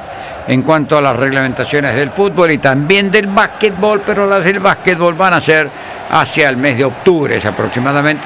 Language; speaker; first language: Spanish; native; Spanish